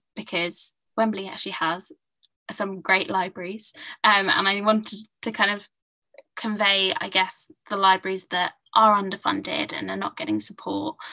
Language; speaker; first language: English; native; English